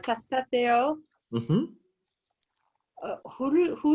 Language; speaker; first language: Arabic; non-native, learner; English